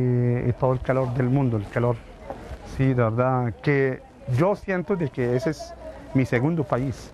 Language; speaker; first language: Spanish; non-native, fluent; Arabic